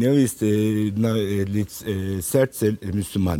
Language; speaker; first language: Russian; non-native, learner; Turkish